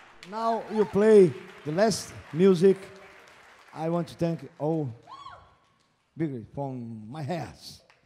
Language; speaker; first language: English; non-native, learner; Portuguese